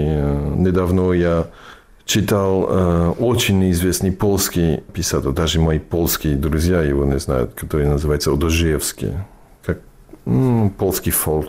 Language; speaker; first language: Russian; non-native, fluent; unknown